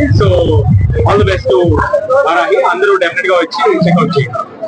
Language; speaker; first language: Telugu; native; Telugu